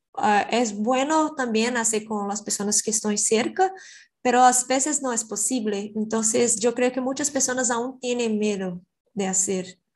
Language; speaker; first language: Spanish; non-native, learner; Portuguese